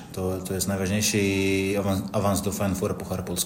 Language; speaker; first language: Polish; non-native, learner; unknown